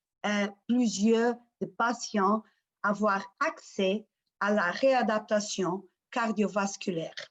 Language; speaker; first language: French; non-native, fluent; Portuguese